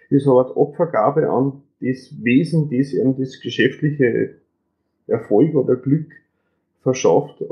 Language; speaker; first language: German; native; German